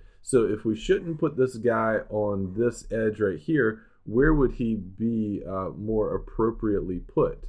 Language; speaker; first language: English; native; English